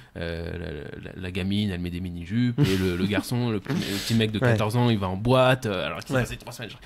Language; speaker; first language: French; native; French